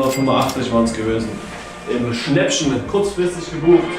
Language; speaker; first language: German; native; German